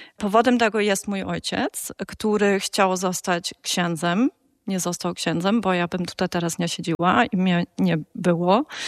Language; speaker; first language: Polish; early bilingual, heritage; Polish